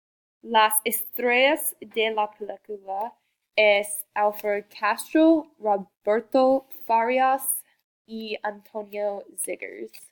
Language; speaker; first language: Spanish; non-native, learner; English